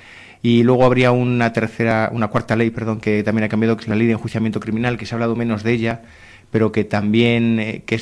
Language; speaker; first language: Spanish; native; Spanish